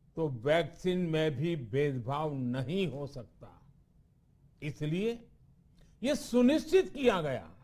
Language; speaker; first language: Hindi; non-native, local second language; Gujarati